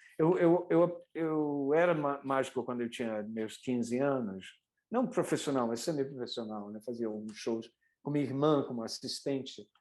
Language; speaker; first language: Portuguese; non-native, fluent; English